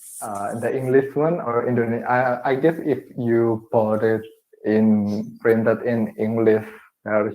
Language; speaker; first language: English; non-native, learner; Indonesian